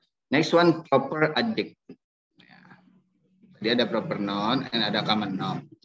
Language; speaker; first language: English; non-native, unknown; Indonesian